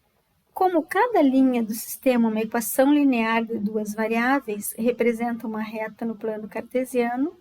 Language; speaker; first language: Portuguese; native; Portuguese